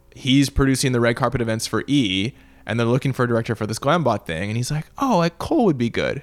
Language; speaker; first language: English; native; English